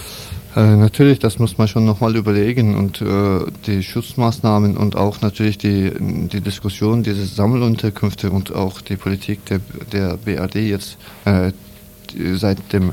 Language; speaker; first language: German; non-native, learner; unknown